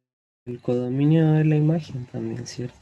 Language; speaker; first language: Spanish; native; Spanish